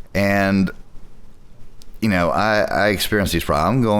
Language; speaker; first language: English; native; English